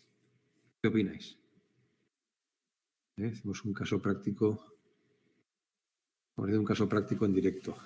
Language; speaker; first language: Spanish; native; Spanish